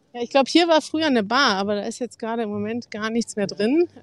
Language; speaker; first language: German; native; German